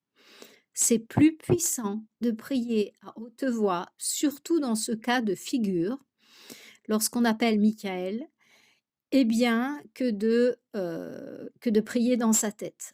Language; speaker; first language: French; native; French